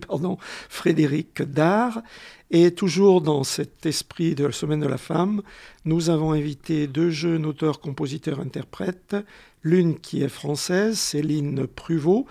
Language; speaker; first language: French; native; French